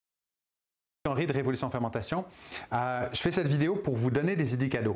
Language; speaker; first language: French; native; French